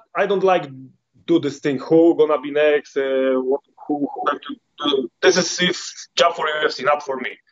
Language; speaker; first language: English; non-native, learner; Polish